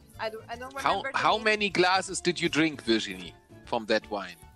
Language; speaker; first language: English; non-native, fluent; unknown